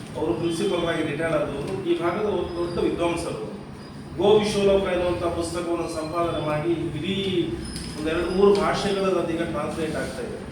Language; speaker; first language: Kannada; native; Kannada